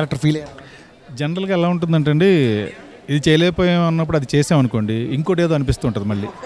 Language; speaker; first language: Telugu; native; Telugu